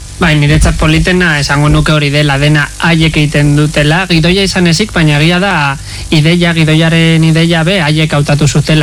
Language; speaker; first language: Basque; native; Basque